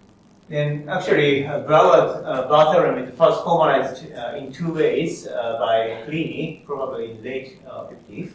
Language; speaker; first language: English; non-native, fluent; Japanese